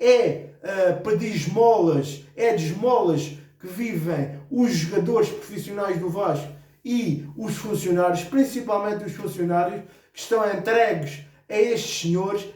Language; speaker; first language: Portuguese; native; Portuguese